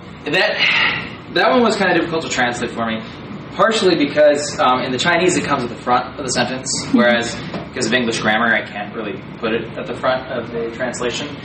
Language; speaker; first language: English; native; English